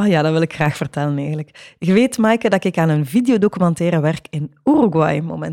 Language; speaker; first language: Dutch; native; Dutch